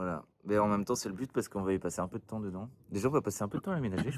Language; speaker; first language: French; native; French